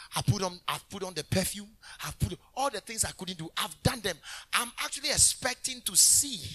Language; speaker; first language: English; non-native, local second language; Akan